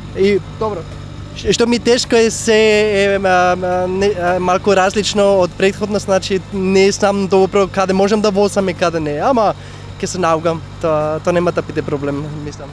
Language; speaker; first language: Macedonian; non-native, learner; German